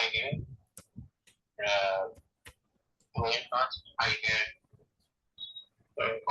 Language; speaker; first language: German; non-native, learner; Bangla